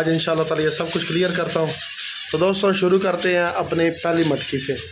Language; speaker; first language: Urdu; non-native, local second language; Punjabi